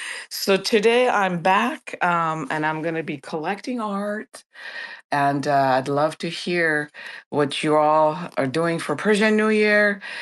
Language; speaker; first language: English; early bilingual, other home language; Persian